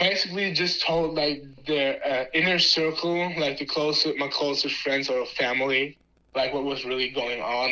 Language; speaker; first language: English; non-native, fluent; German